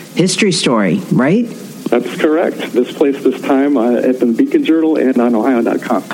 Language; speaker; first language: English; native; English